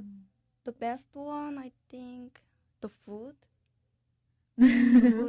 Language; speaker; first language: English; non-native, learner; Korean